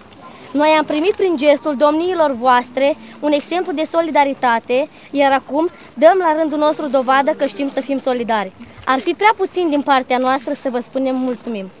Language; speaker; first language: Romanian; native; Romanian